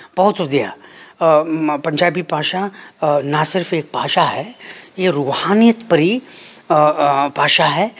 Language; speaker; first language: Punjabi; non-native, fluent; Kannada